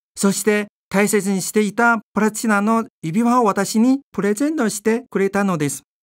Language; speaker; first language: Japanese; non-native, fluent; Chinese